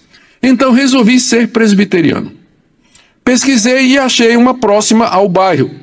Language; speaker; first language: Portuguese; native; Portuguese